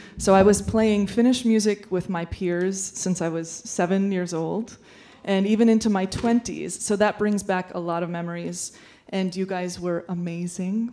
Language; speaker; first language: English; native; English